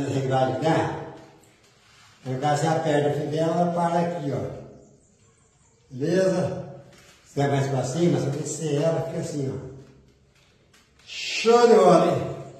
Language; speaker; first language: Portuguese; native; Portuguese